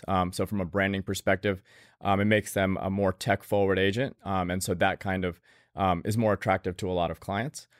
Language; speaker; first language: English; native; English